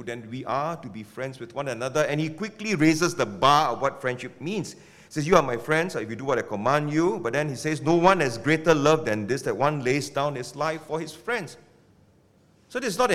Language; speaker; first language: English; non-native, local second language; Min Nan Chinese